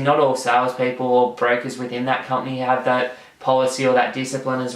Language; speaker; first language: English; native; English